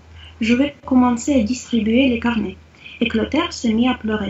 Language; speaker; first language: French; non-native, fluent; Russian